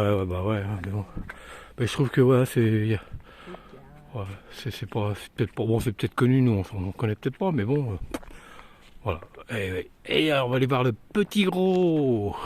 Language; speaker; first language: French; native; French